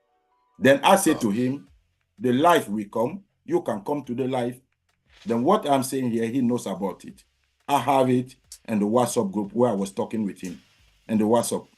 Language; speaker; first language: English; non-native, learner; French